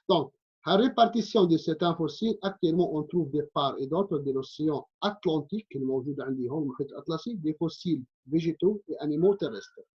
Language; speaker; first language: French; non-native, local second language; Arabic